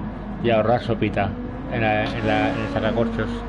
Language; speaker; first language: Spanish; native; Spanish